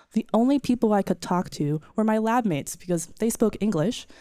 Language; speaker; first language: English; native; English